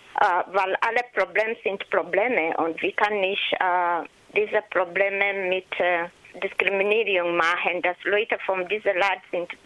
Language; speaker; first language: German; non-native, learner; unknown